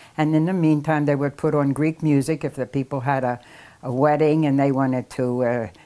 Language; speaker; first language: English; native; English